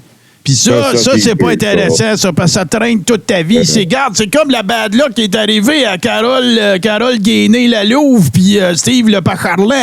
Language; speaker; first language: French; native; French